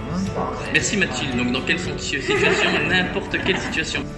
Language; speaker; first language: French; native; French